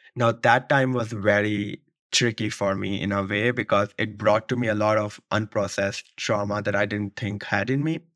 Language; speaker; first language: English; non-native, local second language; Urdu